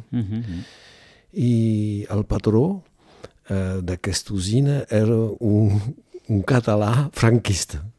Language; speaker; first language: Catalan; non-native, local second language; French